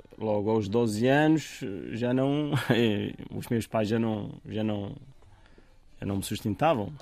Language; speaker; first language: Portuguese; non-native, fluent; Arabic